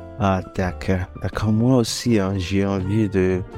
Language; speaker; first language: French; non-native, learner; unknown